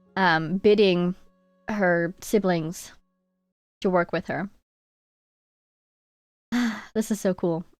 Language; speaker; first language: English; native; English